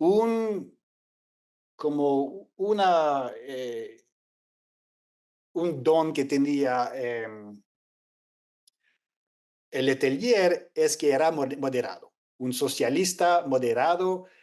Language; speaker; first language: Spanish; non-native, fluent; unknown